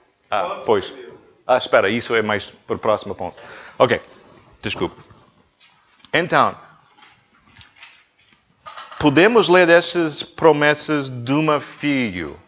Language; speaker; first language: Portuguese; non-native, learner; English